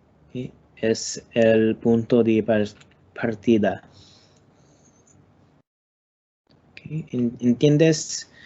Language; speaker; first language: Spanish; non-native, learner; English